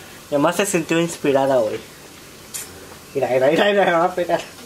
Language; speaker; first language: Spanish; early bilingual, heritage; Spanish